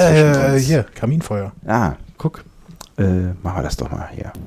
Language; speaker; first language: German; native; German